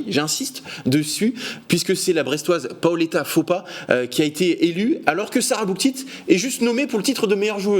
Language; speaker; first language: French; native; French